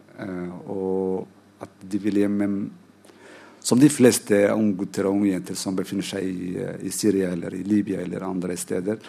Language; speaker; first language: Norwegian; non-native, fluent; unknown